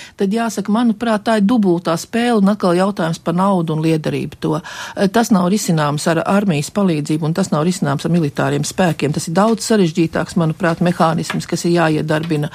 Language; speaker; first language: Latvian; native; Latvian